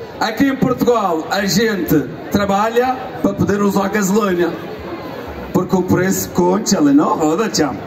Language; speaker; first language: Portuguese; early bilingual, heritage; Portuguese